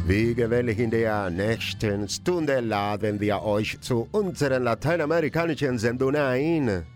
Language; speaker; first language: German; non-native, fluent; Spanish